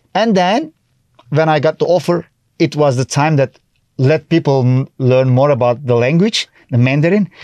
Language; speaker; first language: English; non-native, fluent; Turkish